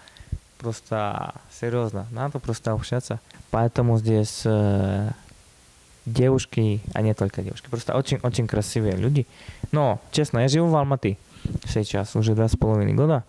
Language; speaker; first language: Russian; non-native, fluent; Slovak